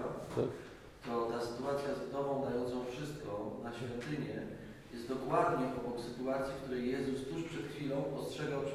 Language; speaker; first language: Polish; native; Polish